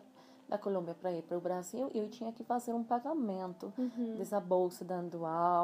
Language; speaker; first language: Portuguese; non-native, fluent; Spanish